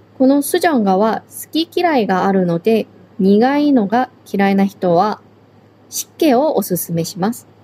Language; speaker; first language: Japanese; non-native, fluent; Korean